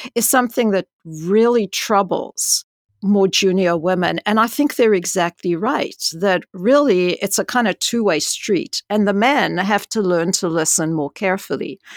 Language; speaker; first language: English; native; English